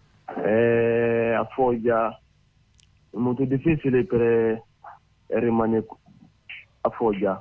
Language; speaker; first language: Italian; non-native, learner; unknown